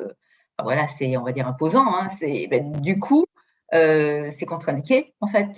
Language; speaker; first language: French; native; French